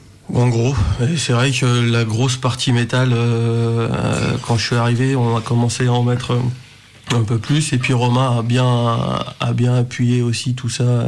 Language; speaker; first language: French; native; French